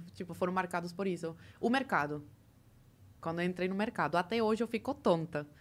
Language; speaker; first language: Portuguese; early bilingual, other home language; Spanish